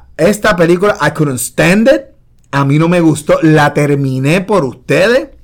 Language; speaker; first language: Spanish; native; Spanish